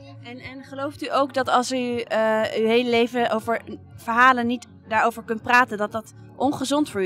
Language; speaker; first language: Dutch; native; Dutch